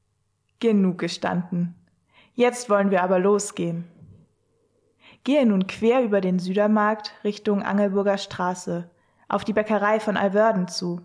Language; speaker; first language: German; native; German